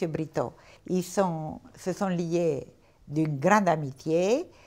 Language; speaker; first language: French; non-native, fluent; Portuguese